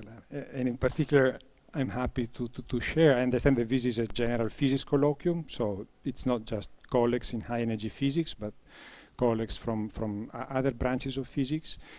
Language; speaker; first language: English; non-native, fluent; Italian